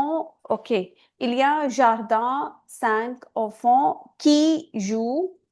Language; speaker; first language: French; non-native, fluent; Hindi